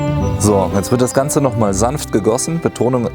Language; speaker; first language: German; native; German